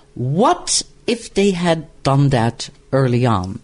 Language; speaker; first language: English; non-native, fluent; Dutch